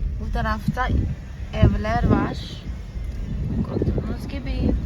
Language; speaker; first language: Turkish; non-native, fluent; Portuguese